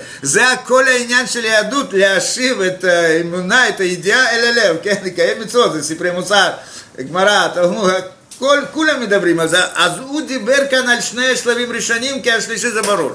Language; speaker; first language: Hebrew; non-native, fluent; Russian